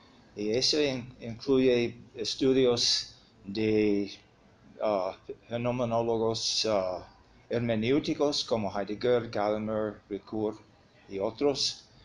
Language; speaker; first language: Spanish; non-native, fluent; English